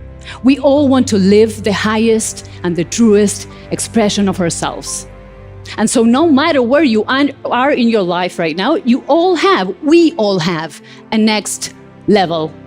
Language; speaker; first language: English; non-native, fluent; Spanish